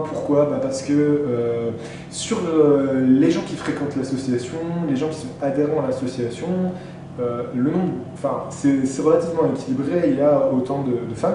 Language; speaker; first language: French; native; French